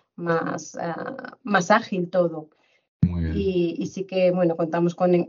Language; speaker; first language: Spanish; native; Spanish